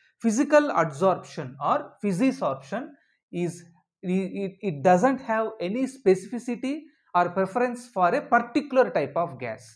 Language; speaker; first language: English; non-native, local second language; Telugu